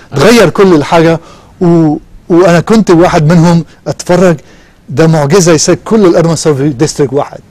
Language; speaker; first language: Arabic; non-native, local second language; Armenian